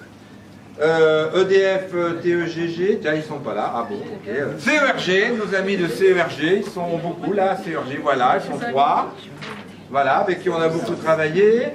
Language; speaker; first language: French; native; French